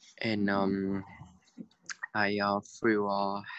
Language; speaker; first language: English; non-native, learner; Vietnamese